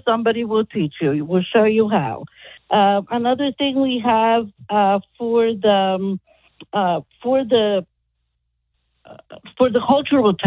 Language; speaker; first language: English; non-native, fluent; Italian